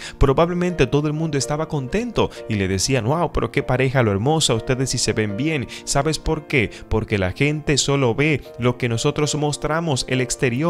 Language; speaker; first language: Spanish; native; Spanish